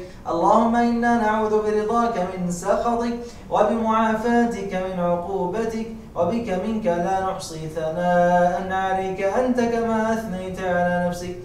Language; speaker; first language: Arabic; native; Arabic